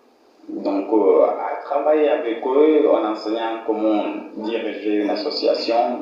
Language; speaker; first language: French; non-native, fluent; Portuguese